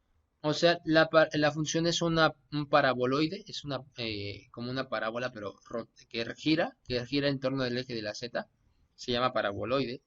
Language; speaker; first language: Spanish; native; Spanish